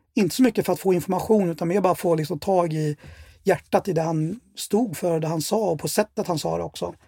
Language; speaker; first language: Swedish; native; Swedish